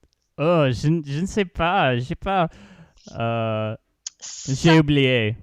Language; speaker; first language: French; non-native, learner; English